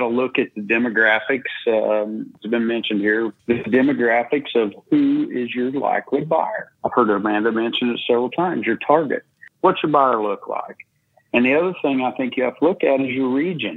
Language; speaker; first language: English; native; English